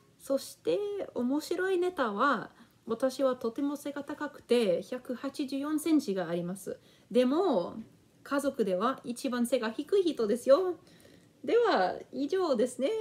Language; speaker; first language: Japanese; non-native, learner; English